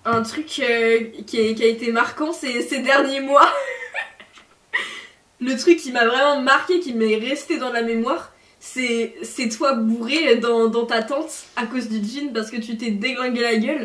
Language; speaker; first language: French; native; French